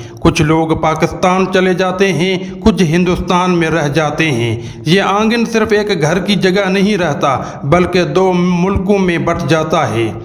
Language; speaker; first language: Urdu; non-native, local second language; Sindhi